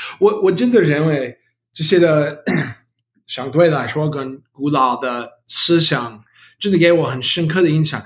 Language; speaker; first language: Chinese; non-native, learner; English